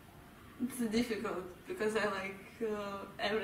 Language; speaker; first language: English; non-native, learner; Russian